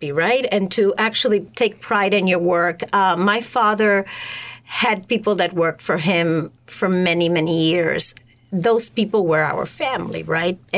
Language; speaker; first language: English; non-native, fluent; Spanish